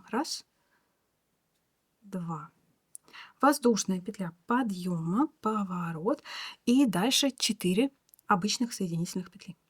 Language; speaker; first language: Russian; native; Russian